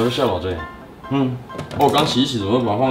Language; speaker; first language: Chinese; native; Chinese